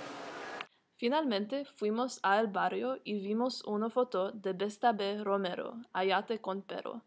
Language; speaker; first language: Spanish; non-native, learner; English